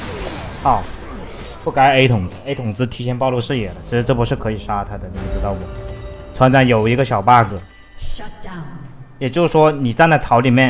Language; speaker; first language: Chinese; native; Chinese